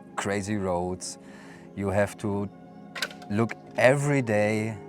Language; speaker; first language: English; non-native, fluent; German